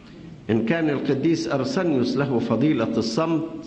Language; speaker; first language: Arabic; native; Arabic